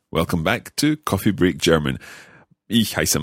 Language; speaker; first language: German; non-native, learner; English